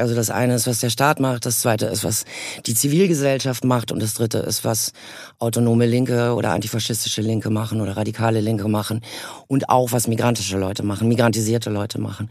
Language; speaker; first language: German; native; German